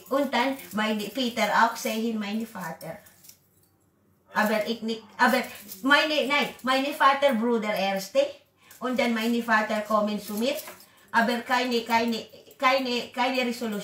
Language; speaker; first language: German; non-native, learner; Waray